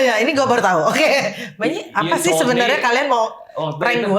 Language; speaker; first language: Indonesian; native; Indonesian